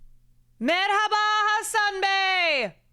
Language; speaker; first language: Turkish; non-native, learner; English